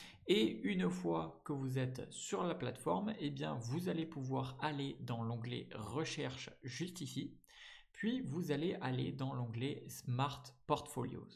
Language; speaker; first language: French; native; French